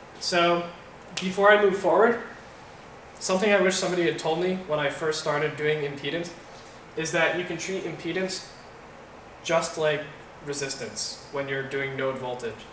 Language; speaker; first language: English; native; English